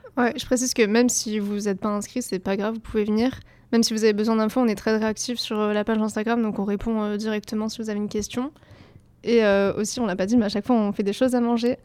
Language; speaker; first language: French; native; French